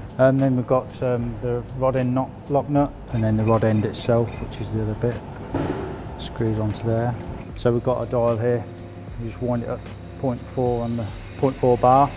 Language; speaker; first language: English; native; English